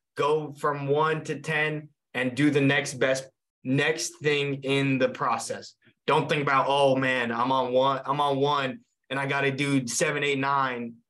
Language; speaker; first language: English; native; English